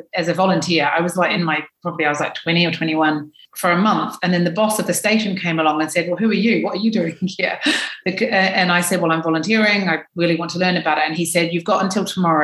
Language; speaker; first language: English; native; English